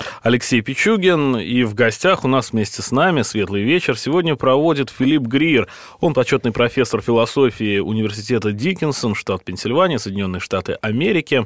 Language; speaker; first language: Russian; native; Russian